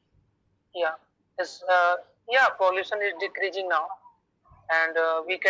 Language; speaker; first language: English; non-native, learner; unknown